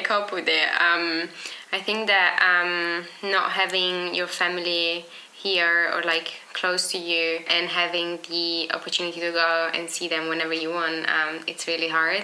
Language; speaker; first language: English; non-native, fluent; Italian